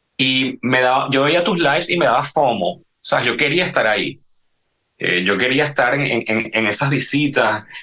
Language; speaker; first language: Spanish; native; Spanish